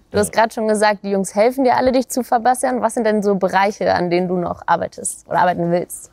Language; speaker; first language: German; native; German